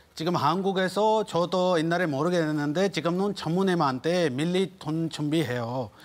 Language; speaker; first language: Korean; non-native, learner; Urdu